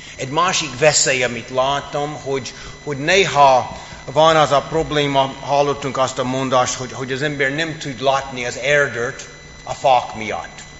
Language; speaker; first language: Hungarian; non-native, fluent; English